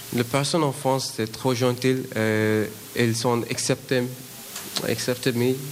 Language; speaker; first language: French; non-native, learner; Bangla